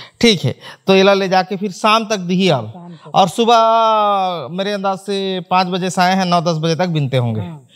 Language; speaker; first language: Hindi; native; Hindi